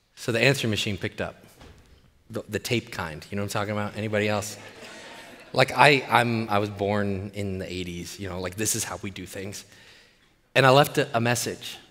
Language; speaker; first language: English; native; English